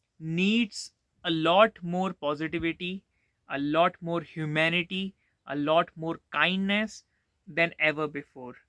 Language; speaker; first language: English; non-native, local second language; Hindi